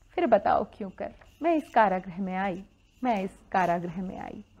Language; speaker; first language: Hindi; native; Hindi